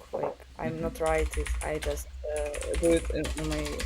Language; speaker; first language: English; non-native, learner; Russian